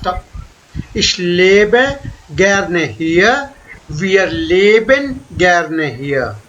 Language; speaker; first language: German; non-native, fluent; Hindi